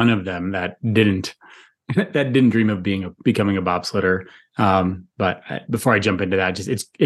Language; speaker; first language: English; native; English